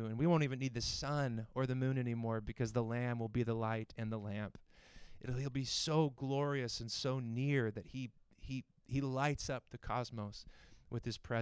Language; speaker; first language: English; native; English